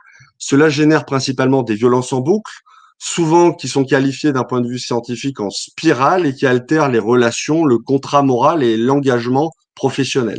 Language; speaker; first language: French; native; French